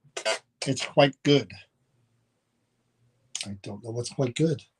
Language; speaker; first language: English; native; English